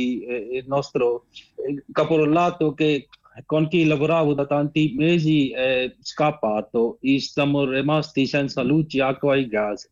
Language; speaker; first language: Italian; non-native, learner; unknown